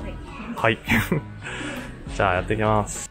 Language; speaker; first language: Japanese; native; Japanese